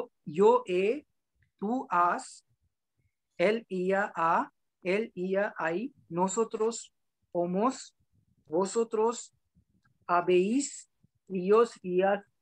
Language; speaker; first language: Spanish; non-native, learner; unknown